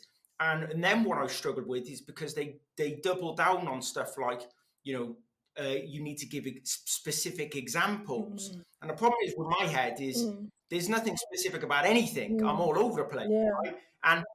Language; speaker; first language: English; non-native, local second language; Welsh